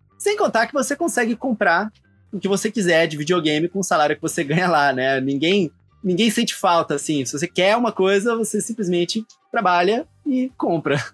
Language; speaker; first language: Portuguese; native; Portuguese